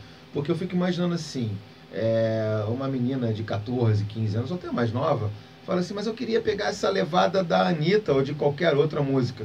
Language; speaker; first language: Portuguese; native; Portuguese